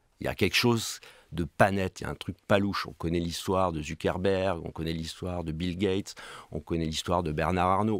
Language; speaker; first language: French; native; French